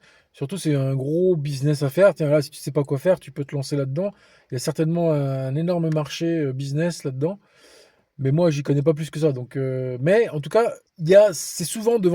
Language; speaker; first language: French; native; French